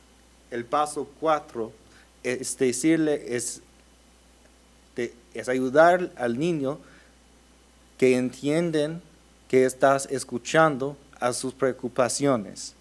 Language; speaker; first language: Spanish; early bilingual, heritage; Spanish